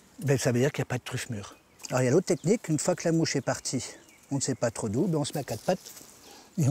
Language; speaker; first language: French; native; French